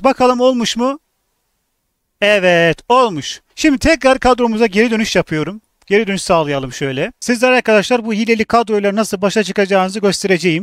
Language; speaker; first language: Turkish; native; Turkish